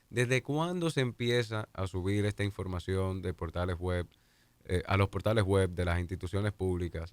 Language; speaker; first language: Spanish; native; Spanish